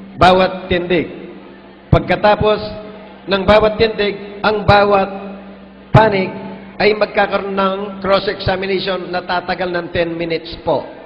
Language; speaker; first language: Filipino; native; Filipino